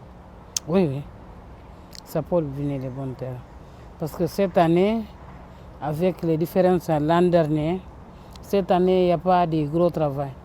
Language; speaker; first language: French; non-native, learner; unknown